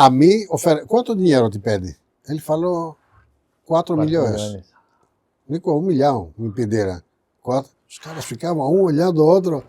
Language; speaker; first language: Portuguese; non-native, fluent; Greek